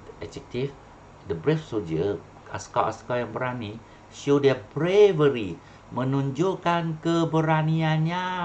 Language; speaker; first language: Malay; non-native, local second language; Chinese